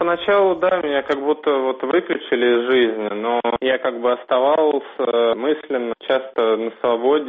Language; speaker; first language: Russian; native; Russian